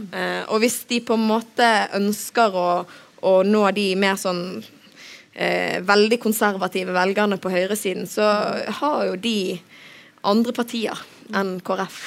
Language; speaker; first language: Norwegian; native; Norwegian